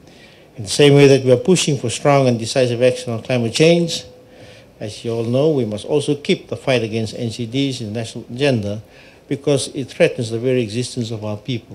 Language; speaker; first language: English; non-native, local second language; Fijian